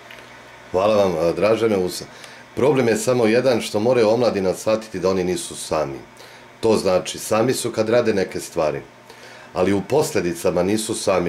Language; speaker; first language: Bosnian; native; Bosnian